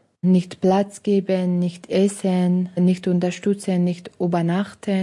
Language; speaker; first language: German; non-native, learner; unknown